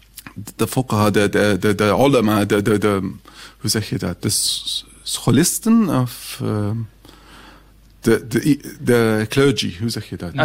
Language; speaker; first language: Dutch; non-native, fluent; Arabic